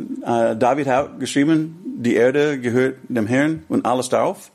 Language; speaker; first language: German; non-native, fluent; English